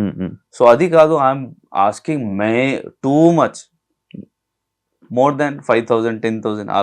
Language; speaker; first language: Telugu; non-native, local second language; Urdu